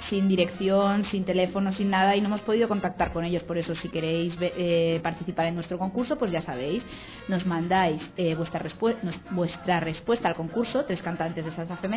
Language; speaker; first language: Spanish; native; Spanish